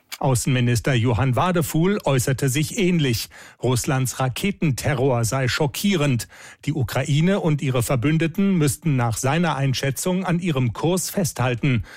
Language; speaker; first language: German; native; German